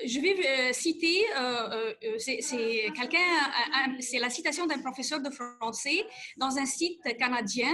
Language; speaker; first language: French; non-native, fluent; Arabic